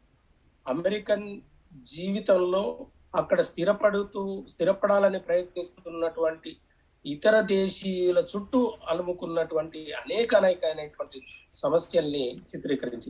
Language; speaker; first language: Telugu; native; Telugu